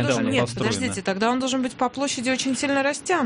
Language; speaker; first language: Russian; native; Russian